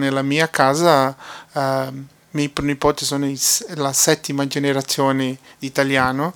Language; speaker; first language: Italian; non-native, fluent; Portuguese